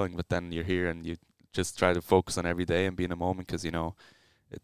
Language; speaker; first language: English; non-native, fluent; Swiss German